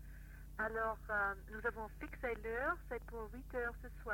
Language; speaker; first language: French; non-native, fluent; English